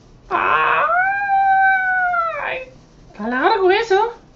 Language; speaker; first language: Spanish; native; Spanish